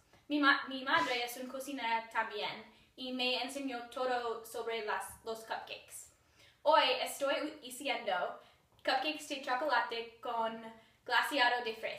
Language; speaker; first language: Spanish; non-native, learner; English